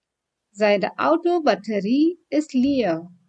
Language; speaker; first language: German; non-native, fluent; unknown